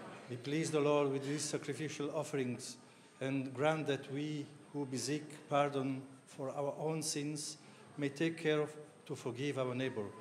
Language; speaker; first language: English; non-native, fluent; Italian